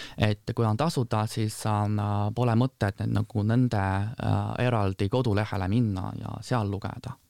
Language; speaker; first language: Estonian; non-native, fluent; Chinese